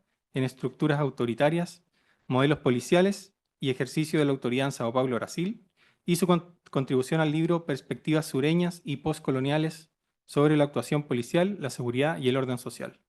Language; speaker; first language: Spanish; native; Spanish